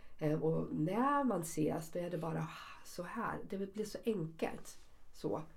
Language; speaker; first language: Swedish; early bilingual, other home language; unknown